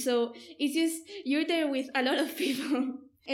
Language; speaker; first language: English; non-native, fluent; Spanish